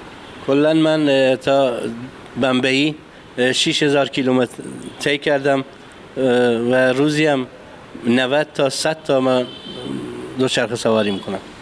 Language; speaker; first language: Persian; non-native, local second language; Kurdish